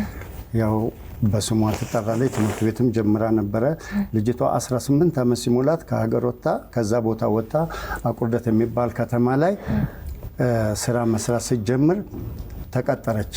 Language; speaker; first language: Amharic; native; Amharic